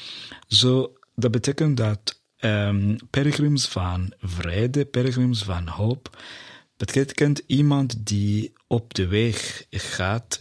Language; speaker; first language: Dutch; non-native, fluent; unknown